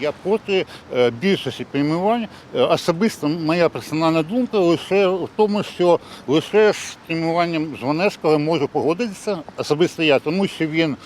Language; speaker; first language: Ukrainian; non-native, local second language; Russian